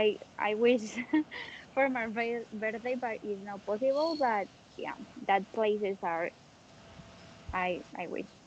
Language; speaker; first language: English; non-native, learner; Spanish